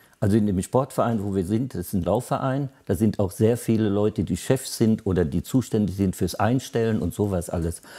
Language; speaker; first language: German; native; German